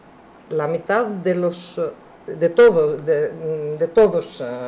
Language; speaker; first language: Spanish; non-native, learner; Greek